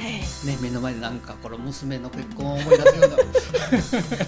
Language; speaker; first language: Japanese; native; Japanese